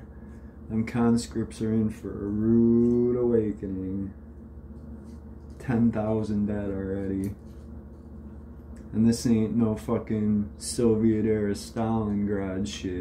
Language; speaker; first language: English; native; English